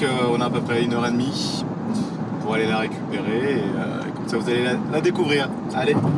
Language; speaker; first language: French; early bilingual, other home language; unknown